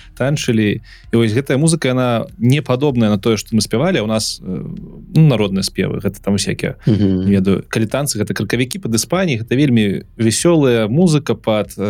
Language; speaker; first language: Belarusian; non-native, local second language; Russian